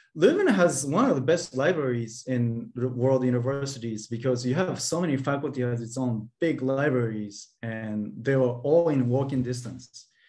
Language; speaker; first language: English; non-native, fluent; Japanese